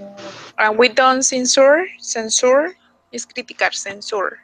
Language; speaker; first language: English; non-native, fluent; Spanish